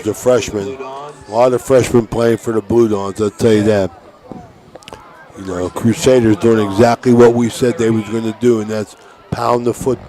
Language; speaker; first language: English; native; English